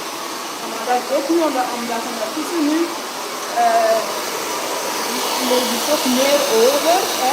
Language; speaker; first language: Dutch; non-native, fluent; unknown